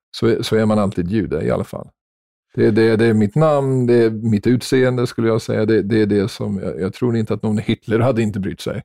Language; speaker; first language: Swedish; non-native, fluent; English